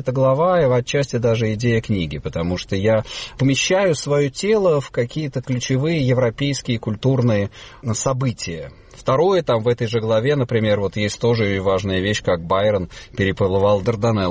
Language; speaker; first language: Russian; native; Russian